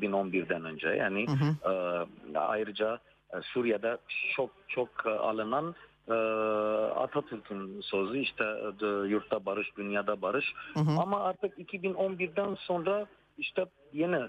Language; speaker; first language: Turkish; non-native, fluent; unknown